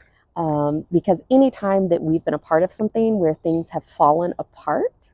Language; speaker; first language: English; native; English